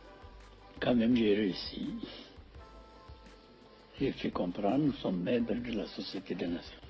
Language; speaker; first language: French; non-native, fluent; Amharic